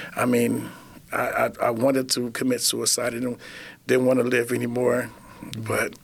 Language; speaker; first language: English; native; English